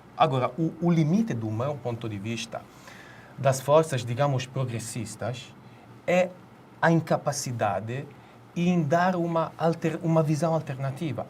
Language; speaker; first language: Portuguese; non-native, fluent; Italian